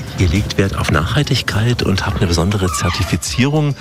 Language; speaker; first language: German; native; German